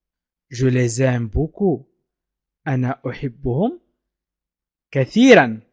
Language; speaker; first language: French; non-native, fluent; Arabic